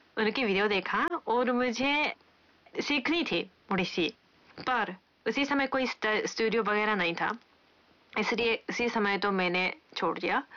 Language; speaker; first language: Hindi; non-native, fluent; Japanese